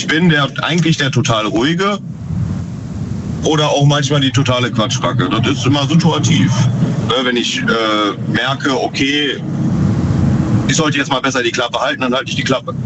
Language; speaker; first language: German; native; German